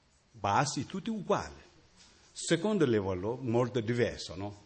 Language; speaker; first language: Italian; non-native, learner; Tibetan